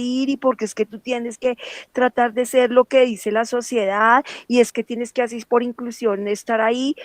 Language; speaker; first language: Spanish; native; Spanish